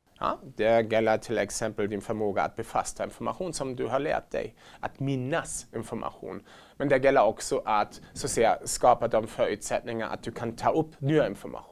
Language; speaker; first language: Swedish; non-native, fluent; German